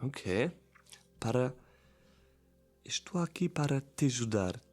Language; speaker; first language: Portuguese; non-native, learner; German